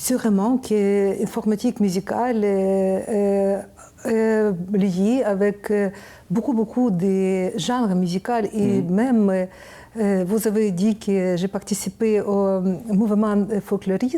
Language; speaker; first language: French; non-native, learner; Ukrainian